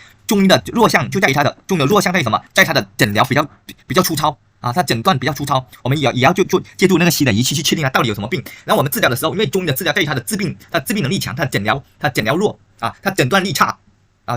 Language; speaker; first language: Chinese; native; Chinese